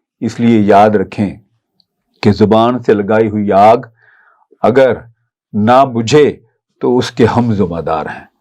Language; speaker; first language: Urdu; non-native, local second language; Punjabi